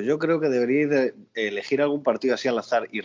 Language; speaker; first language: Spanish; native; Spanish